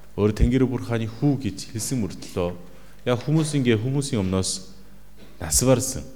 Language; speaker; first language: Mongolian; non-native, fluent; Korean